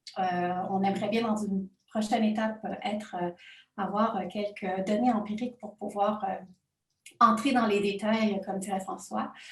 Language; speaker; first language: French; non-native, fluent; Spanish